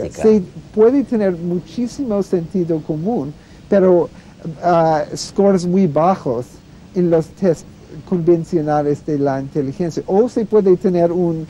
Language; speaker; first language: Spanish; non-native, fluent; English